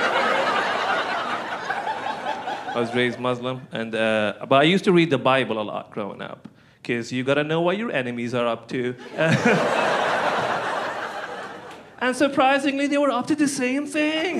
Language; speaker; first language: English; non-native, fluent; Arabic